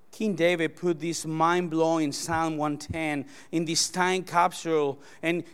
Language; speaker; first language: English; non-native, fluent; Spanish